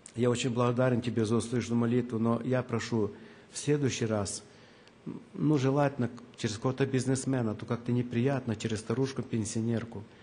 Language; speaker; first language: Russian; non-native, local second language; Ukrainian